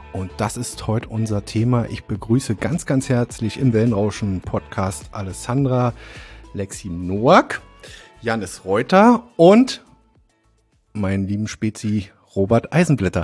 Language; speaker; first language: German; native; German